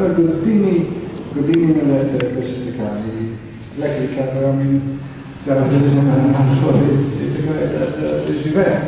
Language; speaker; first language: Bulgarian; non-native, learner; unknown